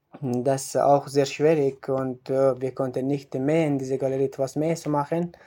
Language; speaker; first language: German; non-native, learner; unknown